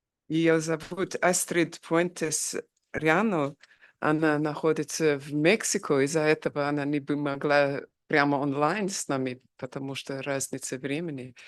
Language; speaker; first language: Russian; non-native, fluent; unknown